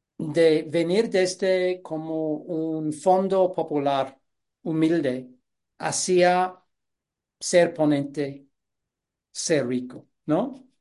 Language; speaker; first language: Spanish; non-native, fluent; English